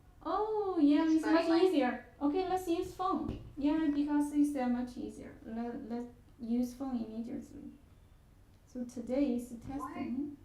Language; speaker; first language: English; non-native, fluent; Chinese